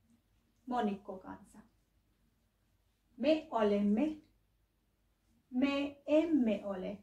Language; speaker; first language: Finnish; non-native, learner; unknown